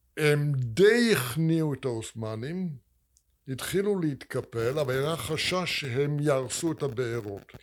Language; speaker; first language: Hebrew; non-native, fluent; English